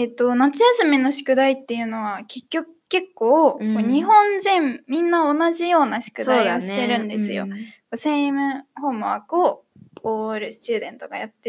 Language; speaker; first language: Japanese; native; Japanese